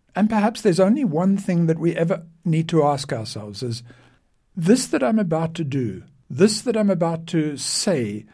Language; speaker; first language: English; native; English